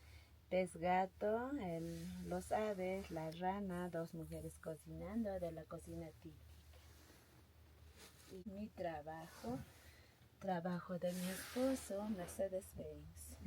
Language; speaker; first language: Spanish; non-native, local second language; Aymara